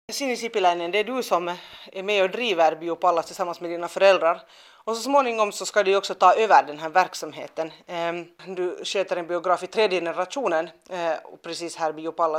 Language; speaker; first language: Swedish; native; Swedish